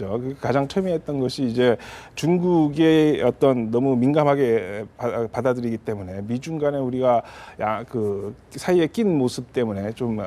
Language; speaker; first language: Korean; native; Korean